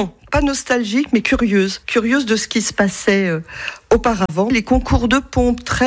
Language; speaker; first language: French; native; French